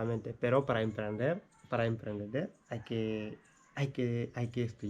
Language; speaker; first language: Spanish; non-native, fluent; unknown